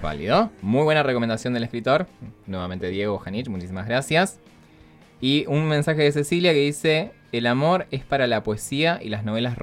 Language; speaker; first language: Spanish; native; Spanish